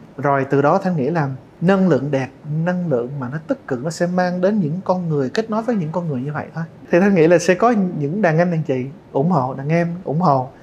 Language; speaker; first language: Vietnamese; early bilingual, heritage; Vietnamese